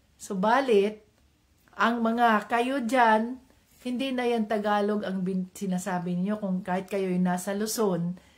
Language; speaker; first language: Filipino; non-native, local second language; Cebuano